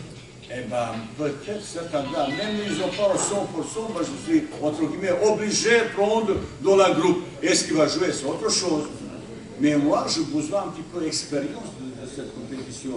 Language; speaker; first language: French; non-native, fluent; Bosnian